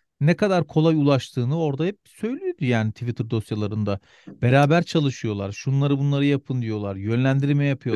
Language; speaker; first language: Turkish; native; Turkish